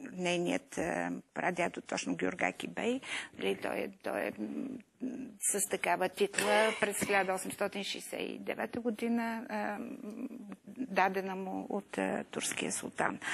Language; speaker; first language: Bulgarian; native; Bulgarian